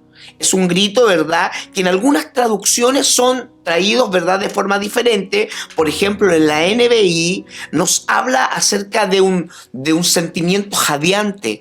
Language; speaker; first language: Spanish; native; Spanish